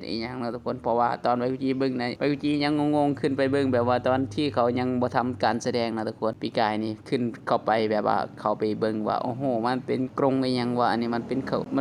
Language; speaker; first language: Thai; non-native, local second language; Northeastern Thai